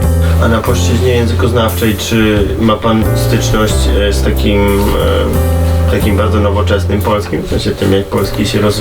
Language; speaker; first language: Polish; native; Polish